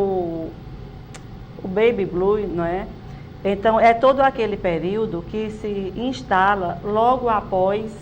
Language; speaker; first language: Portuguese; native; Portuguese